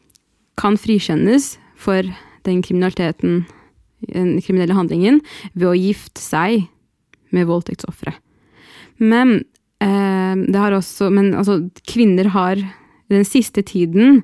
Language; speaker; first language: Norwegian; early bilingual, other home language; Arabic